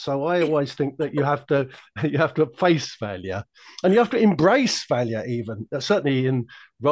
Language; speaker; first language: English; native; English